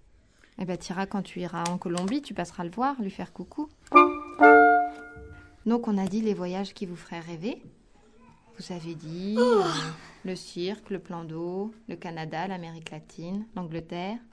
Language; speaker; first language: French; native; French